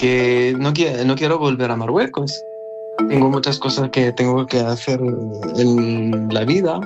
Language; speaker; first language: Spanish; non-native, learner; Arabic